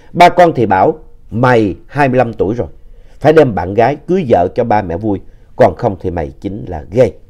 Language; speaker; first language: Vietnamese; native; Vietnamese